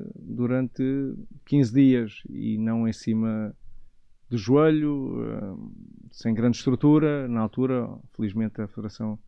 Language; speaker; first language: Portuguese; native; Portuguese